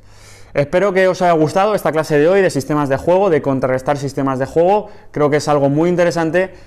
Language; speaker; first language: Spanish; native; Spanish